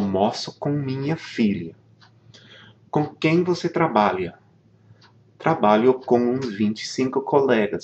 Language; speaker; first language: Portuguese; non-native, fluent; English